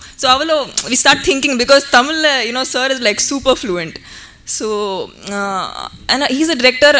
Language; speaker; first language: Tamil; non-native, fluent; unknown